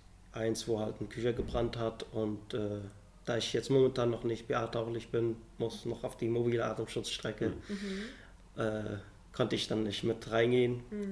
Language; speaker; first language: German; non-native, fluent; Arabic